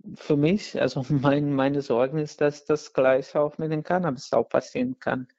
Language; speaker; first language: German; non-native, fluent; Portuguese